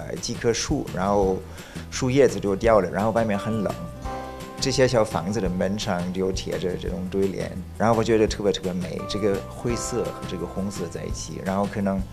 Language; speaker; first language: Chinese; non-native, fluent; German